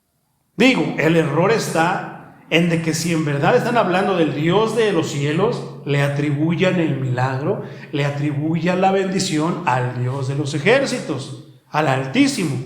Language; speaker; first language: Spanish; native; Spanish